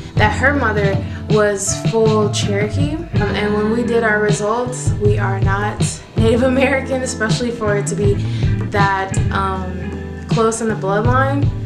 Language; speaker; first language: English; native; English